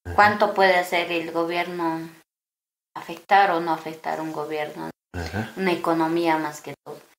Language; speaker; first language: Spanish; native; Spanish